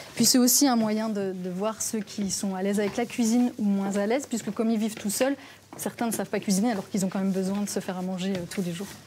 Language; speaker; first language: French; native; French